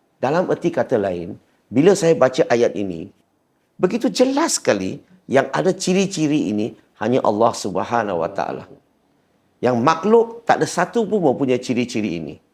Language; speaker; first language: Malay; non-native, local second language; Chinese